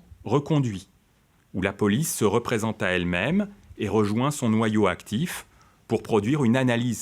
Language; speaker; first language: French; native; French